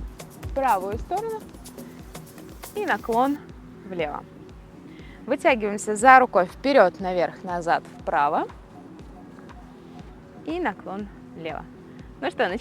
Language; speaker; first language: Russian; native; Russian